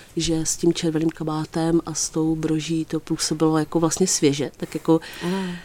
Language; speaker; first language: Czech; native; Czech